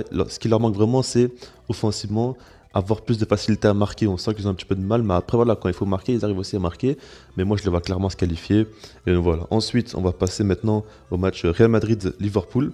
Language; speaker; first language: French; native; French